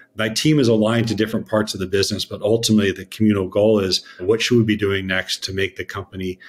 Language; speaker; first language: English; native; English